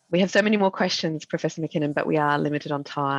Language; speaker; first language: English; native; English